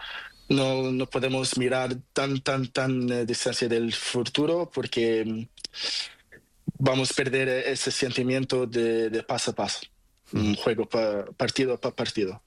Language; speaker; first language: Spanish; non-native, learner; Portuguese